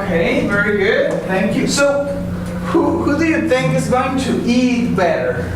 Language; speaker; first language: English; non-native, fluent; Spanish